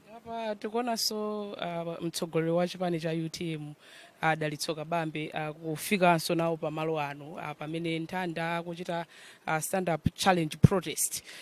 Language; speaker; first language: Nyanja; native; Nyanja